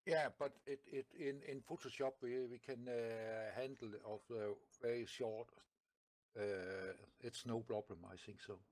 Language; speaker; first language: English; non-native, learner; Danish